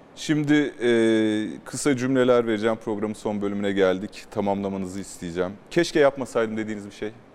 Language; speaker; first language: Turkish; native; Turkish